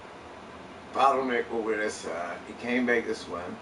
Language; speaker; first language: English; native; English